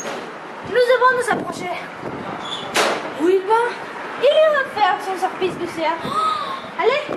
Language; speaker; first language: French; non-native, learner; Spanish